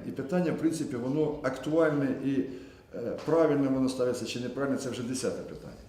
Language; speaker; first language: Ukrainian; native; Ukrainian